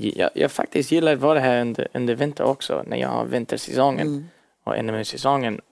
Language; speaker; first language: Swedish; early bilingual, heritage; Swedish